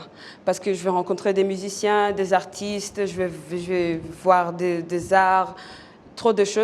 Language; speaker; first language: French; non-native, local second language; Kinyarwanda